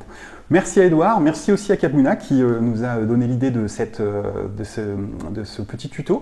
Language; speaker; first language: French; native; French